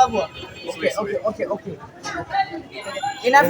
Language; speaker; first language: English; non-native, local second language; Bangla